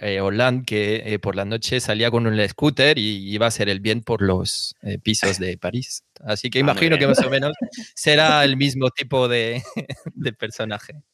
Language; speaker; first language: Spanish; non-native, fluent; French